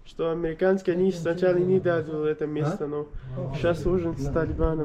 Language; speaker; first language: Russian; non-native, learner; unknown